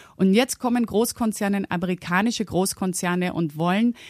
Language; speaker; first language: German; native; German